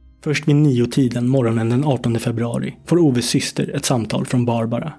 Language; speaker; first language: Swedish; native; Swedish